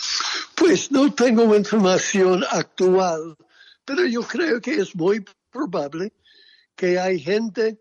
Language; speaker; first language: Spanish; non-native, fluent; English